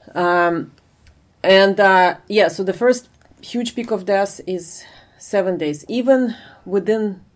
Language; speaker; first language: English; non-native, fluent; Ukrainian